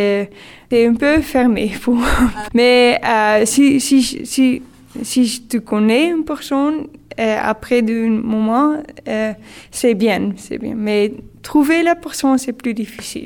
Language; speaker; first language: French; non-native, learner; Dutch